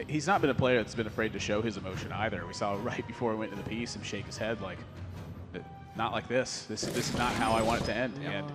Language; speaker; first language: English; native; English